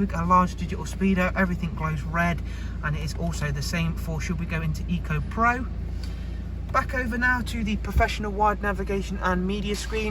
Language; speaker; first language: English; native; English